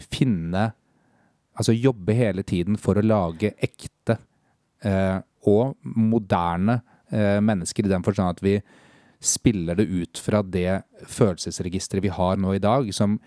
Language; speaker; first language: Norwegian; native; Norwegian